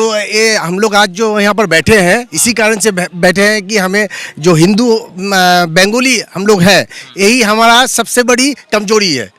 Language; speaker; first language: Hindi; non-native, local second language; Bangla